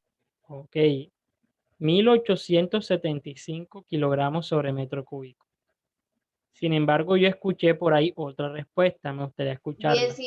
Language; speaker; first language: Spanish; native; Spanish